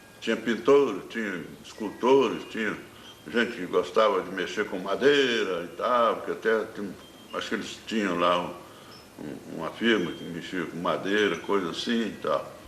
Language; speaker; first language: Portuguese; native; Portuguese